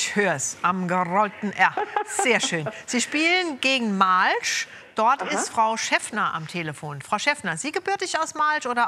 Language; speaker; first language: German; native; German